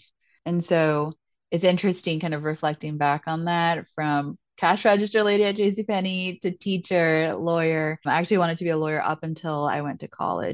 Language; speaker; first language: English; native; English